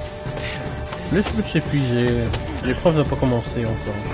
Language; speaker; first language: French; native; French